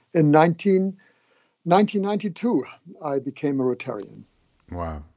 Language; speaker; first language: English; non-native, fluent; German